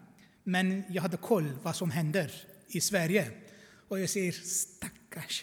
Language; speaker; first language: Swedish; non-native, fluent; Armenian